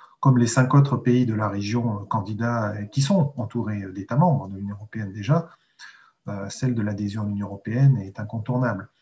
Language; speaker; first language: French; native; French